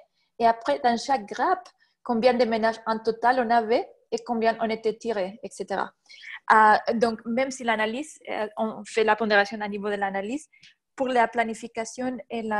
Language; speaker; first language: French; non-native, fluent; Spanish